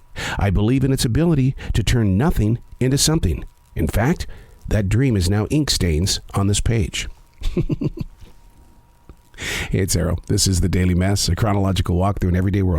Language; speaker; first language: English; native; English